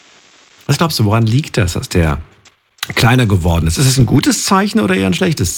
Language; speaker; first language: German; native; German